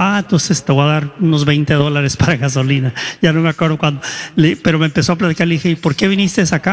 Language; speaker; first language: Spanish; native; Spanish